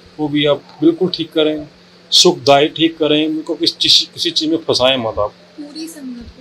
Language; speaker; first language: Hindi; native; Hindi